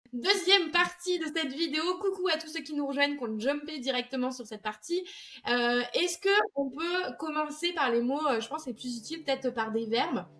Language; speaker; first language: French; native; French